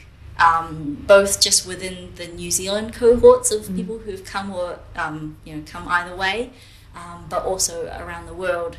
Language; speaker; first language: English; native; English